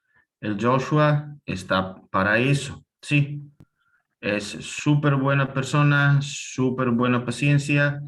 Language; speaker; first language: Spanish; non-native, fluent; Italian